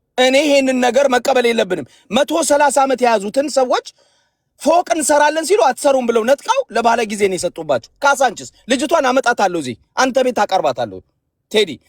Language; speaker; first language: Amharic; native; Amharic